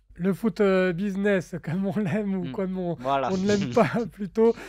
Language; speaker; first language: French; native; French